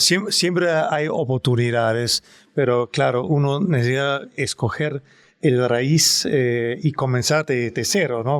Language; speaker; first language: Spanish; non-native, fluent; Danish